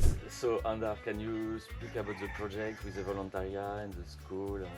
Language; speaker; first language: English; non-native, learner; French